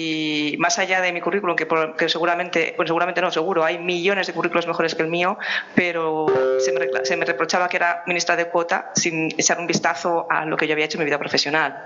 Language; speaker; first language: Spanish; native; Spanish